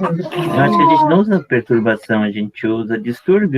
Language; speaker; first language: Portuguese; native; Portuguese